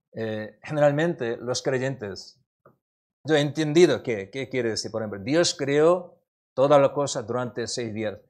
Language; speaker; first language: Spanish; non-native, learner; Korean